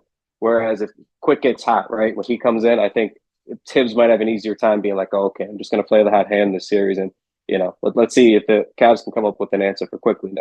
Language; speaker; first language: English; native; English